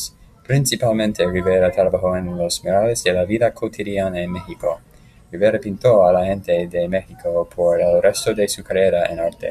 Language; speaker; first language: Spanish; non-native, learner; English